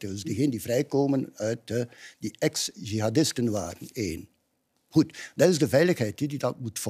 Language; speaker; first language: Dutch; native; Dutch